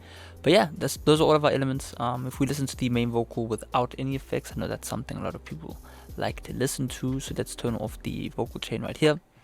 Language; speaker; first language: English; native; English